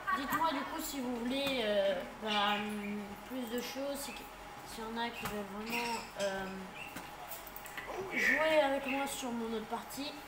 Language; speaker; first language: French; native; French